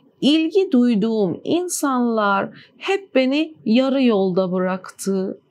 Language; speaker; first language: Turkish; non-native, fluent; Persian